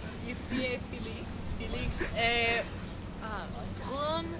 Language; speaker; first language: French; non-native, learner; English